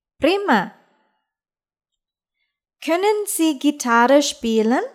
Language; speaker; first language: German; non-native, fluent; Indonesian